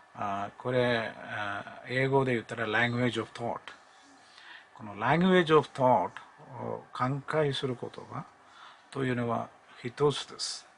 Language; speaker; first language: Japanese; non-native, learner; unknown